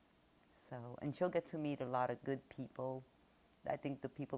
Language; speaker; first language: English; native; English